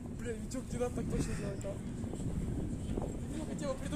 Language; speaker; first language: Russian; native; Russian